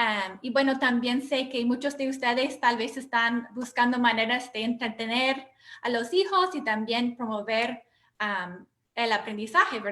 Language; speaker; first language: Spanish; non-native, fluent; English